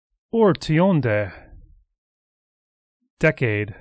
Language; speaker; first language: Swedish; non-native, learner; English